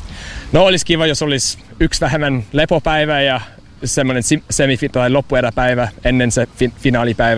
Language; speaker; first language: Finnish; non-native, fluent; English